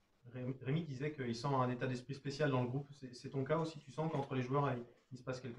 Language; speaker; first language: French; native; French